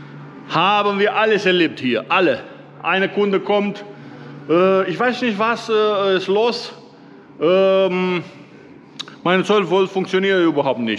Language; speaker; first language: German; non-native, learner; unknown